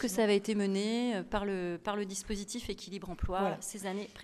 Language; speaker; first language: French; native; French